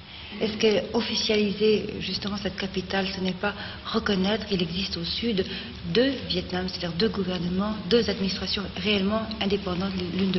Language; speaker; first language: French; native; French